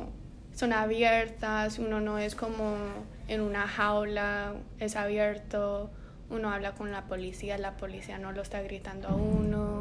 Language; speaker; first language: Spanish; early bilingual, heritage; Spanish